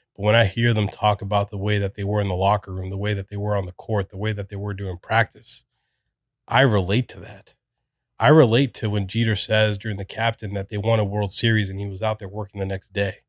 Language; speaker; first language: English; native; English